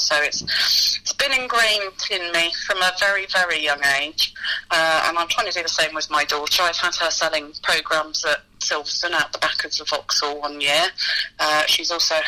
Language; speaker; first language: English; native; English